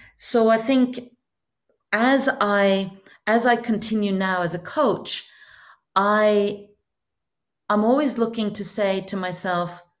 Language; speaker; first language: English; non-native, fluent; Norwegian